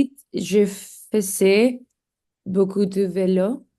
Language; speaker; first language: French; non-native, learner; English